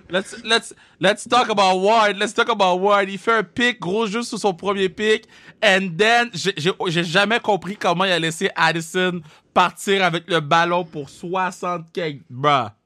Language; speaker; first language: French; native; French